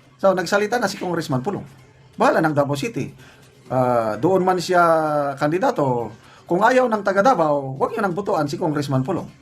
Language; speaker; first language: Filipino; non-native, local second language; Cebuano